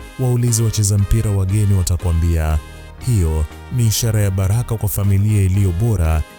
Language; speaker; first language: Swahili; native; Swahili